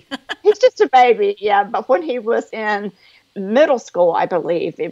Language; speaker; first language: English; native; English